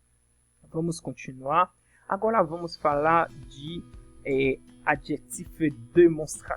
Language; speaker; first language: Portuguese; non-native, fluent; French